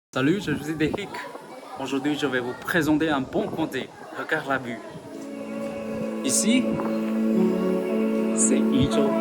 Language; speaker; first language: French; non-native, learner; Chinese